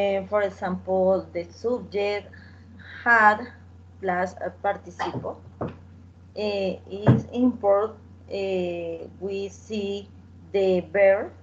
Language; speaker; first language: English; non-native, learner; Spanish